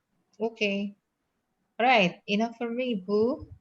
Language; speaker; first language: English; non-native, fluent; Indonesian